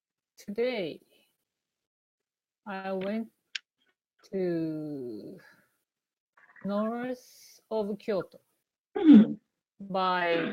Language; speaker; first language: English; non-native, learner; Japanese